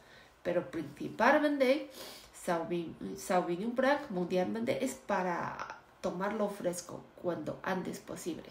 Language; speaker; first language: Spanish; non-native, fluent; Chinese